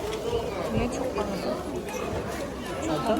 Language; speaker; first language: Turkish; non-native, learner; Indonesian